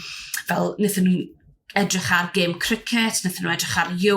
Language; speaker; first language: Welsh; native; Welsh